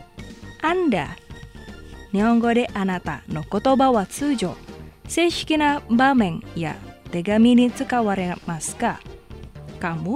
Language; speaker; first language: Japanese; non-native, fluent; Indonesian